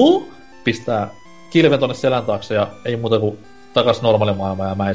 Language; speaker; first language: Finnish; native; Finnish